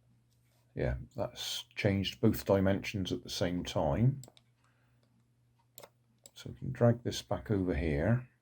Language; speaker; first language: English; native; English